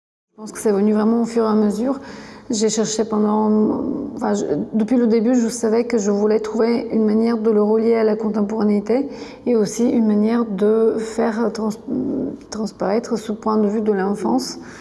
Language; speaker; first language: French; non-native, fluent; Bulgarian